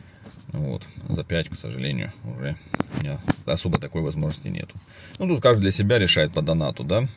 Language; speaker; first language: Russian; native; Russian